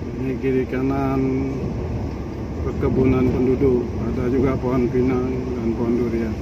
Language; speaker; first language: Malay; non-native, local second language; Achinese